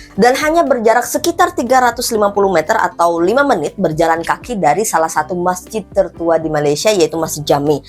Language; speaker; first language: Indonesian; native; Indonesian